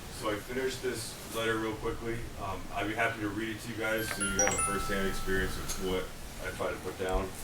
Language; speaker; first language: English; native; English